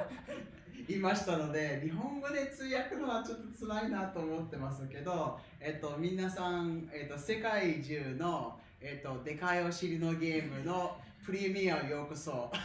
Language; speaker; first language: Japanese; non-native, fluent; English